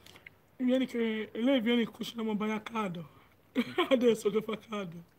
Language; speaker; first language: Italian; non-native, learner; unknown